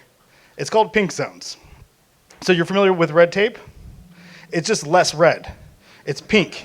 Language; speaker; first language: English; native; English